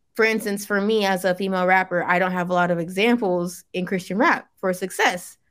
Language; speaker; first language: English; early bilingual, other home language; Yoruba